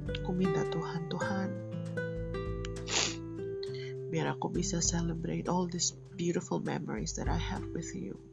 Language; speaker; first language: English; non-native, fluent; Indonesian